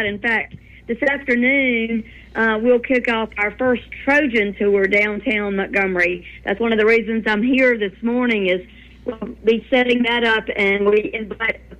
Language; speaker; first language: English; native; English